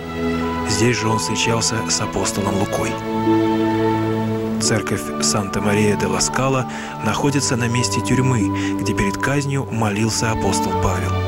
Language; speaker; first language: Russian; native; Russian